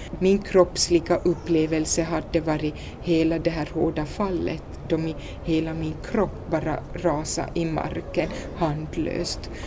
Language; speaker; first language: Swedish; native; Swedish